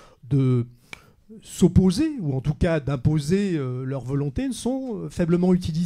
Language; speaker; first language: French; native; French